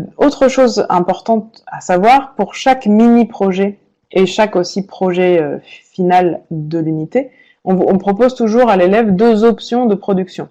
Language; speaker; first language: French; native; French